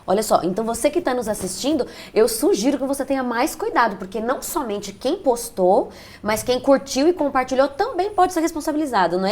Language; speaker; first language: Portuguese; native; Portuguese